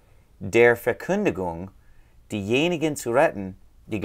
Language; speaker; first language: German; non-native, learner; English